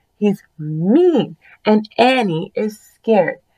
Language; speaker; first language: English; early bilingual, other home language; French